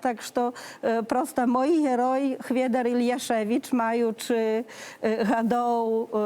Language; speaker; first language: Polish; non-native, learner; Belarusian